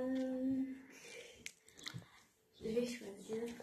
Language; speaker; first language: French; non-native, local second language; Arabic